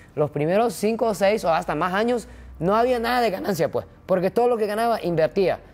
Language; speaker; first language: Spanish; non-native, fluent; Japanese